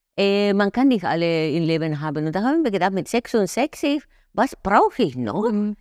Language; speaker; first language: German; non-native, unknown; Spanish